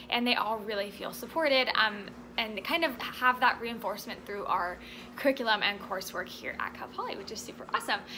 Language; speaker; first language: English; native; English